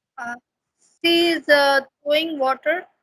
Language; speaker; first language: English; non-native, learner; Hindi